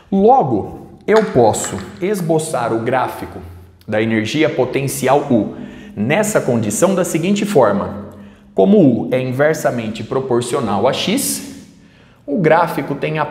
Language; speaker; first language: Portuguese; native; Portuguese